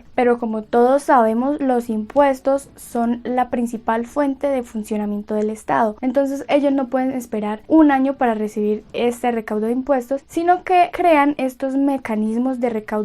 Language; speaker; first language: Spanish; native; Spanish